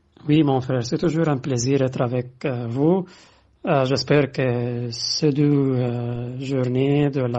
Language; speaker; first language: French; non-native, fluent; Arabic